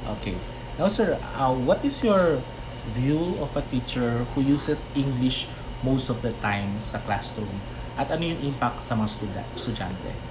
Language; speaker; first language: Filipino; non-native, local second language; Cebuano